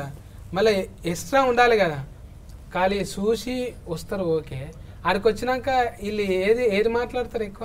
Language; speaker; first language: Telugu; native; Telugu